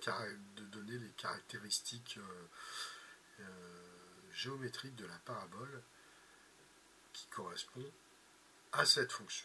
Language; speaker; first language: French; native; French